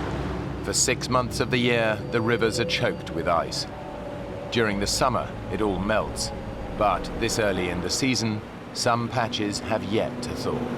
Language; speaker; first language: English; native; English